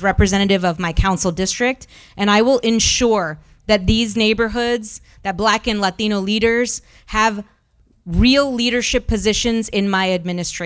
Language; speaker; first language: English; early bilingual, other home language; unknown